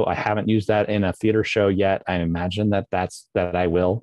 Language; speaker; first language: English; native; English